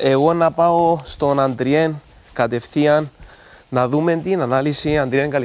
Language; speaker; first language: Greek; native; Greek